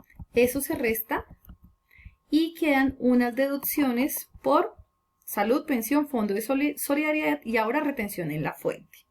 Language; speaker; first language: Spanish; native; Spanish